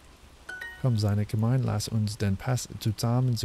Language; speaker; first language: German; non-native, learner; English